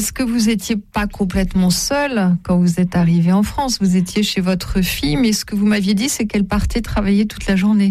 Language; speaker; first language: French; native; French